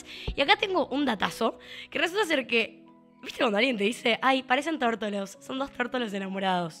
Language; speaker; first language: Spanish; native; Spanish